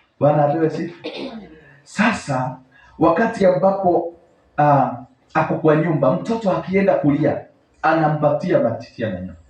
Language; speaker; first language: Swahili; native; Swahili